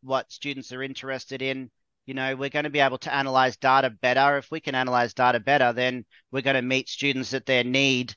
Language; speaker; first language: English; native; English